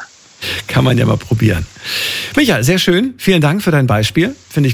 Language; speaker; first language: German; native; German